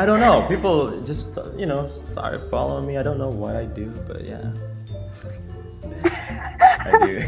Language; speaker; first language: English; non-native, fluent; Indonesian